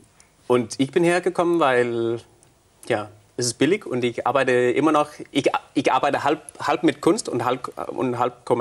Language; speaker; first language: German; non-native, fluent; Danish